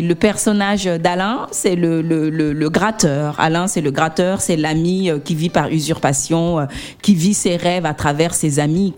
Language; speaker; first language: French; native; French